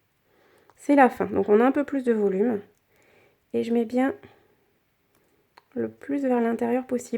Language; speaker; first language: French; native; French